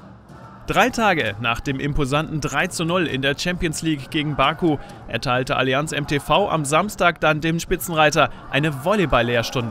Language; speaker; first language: German; native; German